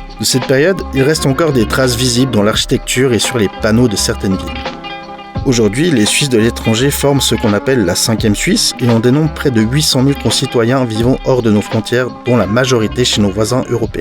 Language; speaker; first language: French; native; French